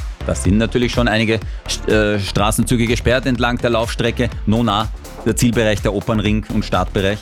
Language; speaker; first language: German; native; German